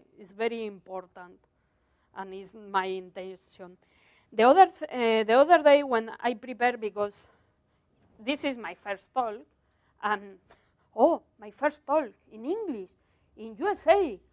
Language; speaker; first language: English; non-native, learner; Spanish